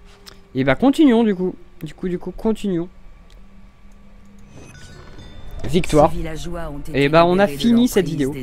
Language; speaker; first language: French; native; French